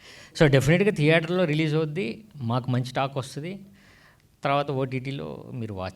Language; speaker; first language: Telugu; native; Telugu